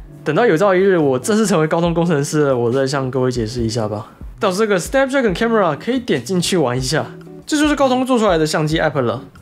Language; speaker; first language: Chinese; native; Chinese